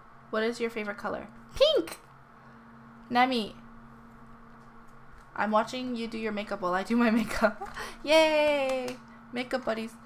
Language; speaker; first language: English; early bilingual, other home language; Korean